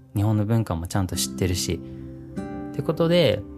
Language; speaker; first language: Japanese; early bilingual, heritage; Japanese